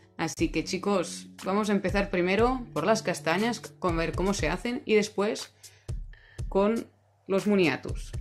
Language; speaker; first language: Spanish; non-native, local second language; Catalan